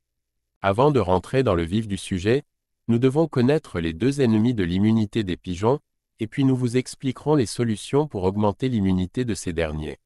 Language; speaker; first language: French; native; French